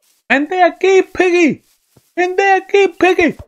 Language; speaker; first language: Spanish; non-native, learner; English